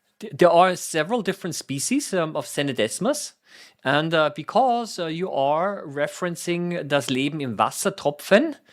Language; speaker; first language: English; non-native, fluent; German